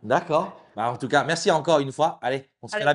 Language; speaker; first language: French; native; French